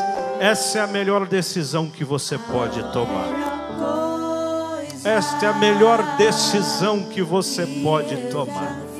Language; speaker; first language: Portuguese; native; Portuguese